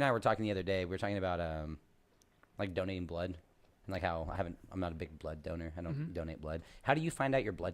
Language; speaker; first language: English; native; English